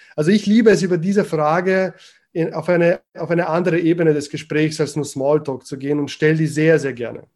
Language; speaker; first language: German; early bilingual, other home language; Croatian